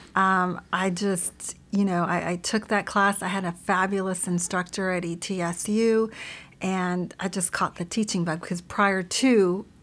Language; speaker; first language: English; early bilingual, other home language; Spanish